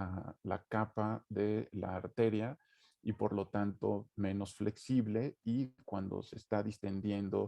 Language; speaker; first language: Spanish; native; Spanish